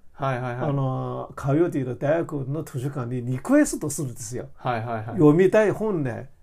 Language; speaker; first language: Japanese; non-native, fluent; Chinese